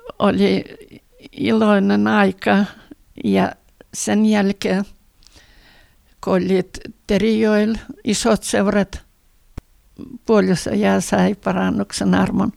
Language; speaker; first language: Finnish; early bilingual, heritage; Finnish